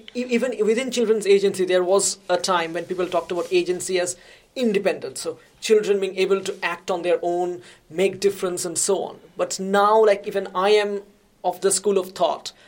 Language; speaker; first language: English; non-native, local second language; Bangla